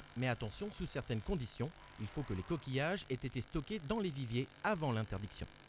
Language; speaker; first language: French; native; French